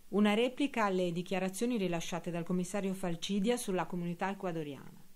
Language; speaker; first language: Italian; native; Italian